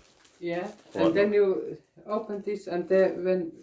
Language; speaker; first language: English; non-native, learner; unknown